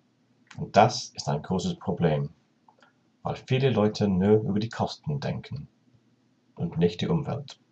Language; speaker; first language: German; non-native, learner; English